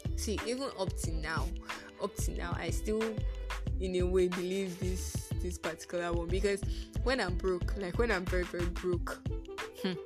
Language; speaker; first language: English; non-native, local second language; Yoruba